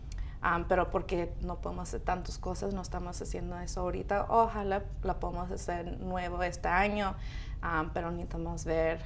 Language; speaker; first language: Spanish; early bilingual, heritage; Spanish